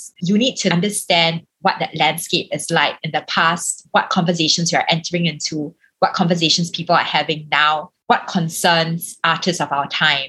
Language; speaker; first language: English; native; English